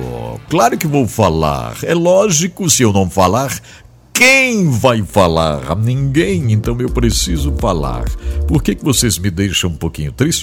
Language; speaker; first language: Portuguese; native; Portuguese